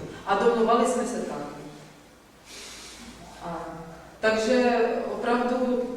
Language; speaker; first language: Czech; non-native, fluent; Russian